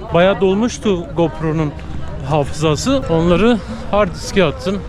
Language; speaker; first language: Turkish; native; Turkish